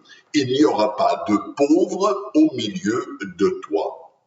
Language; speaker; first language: French; native; French